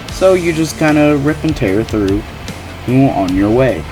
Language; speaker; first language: English; native; English